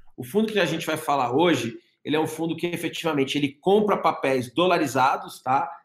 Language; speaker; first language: Portuguese; native; Portuguese